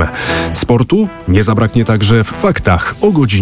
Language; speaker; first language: Polish; native; Polish